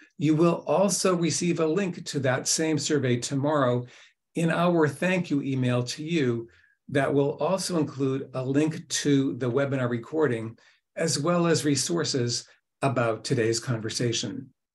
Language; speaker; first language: English; native; English